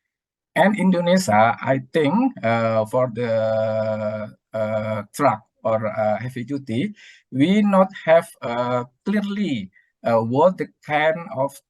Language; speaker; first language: English; non-native, learner; Indonesian